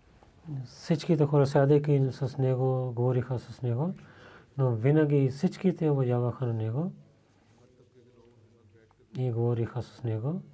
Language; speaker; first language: Bulgarian; non-native, learner; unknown